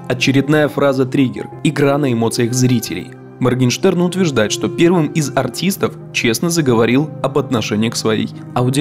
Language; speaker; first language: Russian; native; Russian